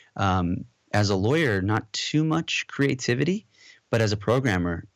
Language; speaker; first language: English; native; English